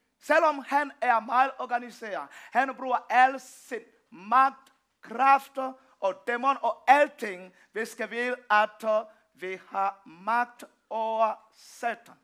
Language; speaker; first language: Danish; non-native, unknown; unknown